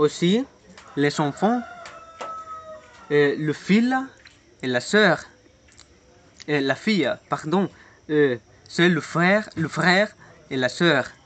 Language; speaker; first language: French; non-native, learner; Spanish